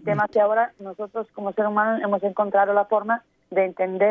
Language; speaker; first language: Spanish; native; Spanish